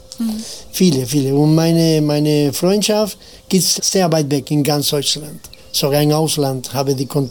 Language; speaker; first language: German; non-native, fluent; Spanish